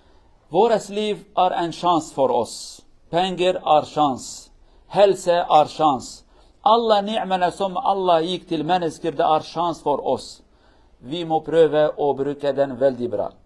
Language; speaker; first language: Swedish; non-native, learner; Kurdish